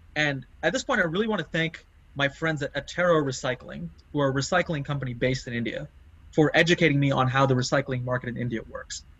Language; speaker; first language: English; non-native, local second language; Tamil